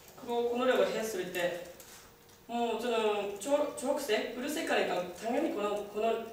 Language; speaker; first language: Korean; non-native, fluent; Japanese